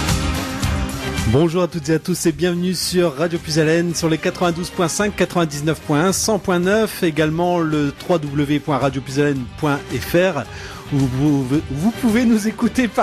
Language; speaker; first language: French; native; French